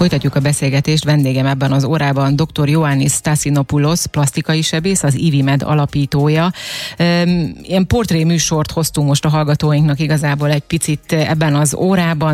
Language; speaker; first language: Hungarian; native; Hungarian